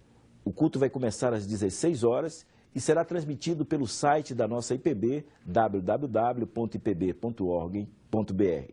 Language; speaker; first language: Portuguese; native; Portuguese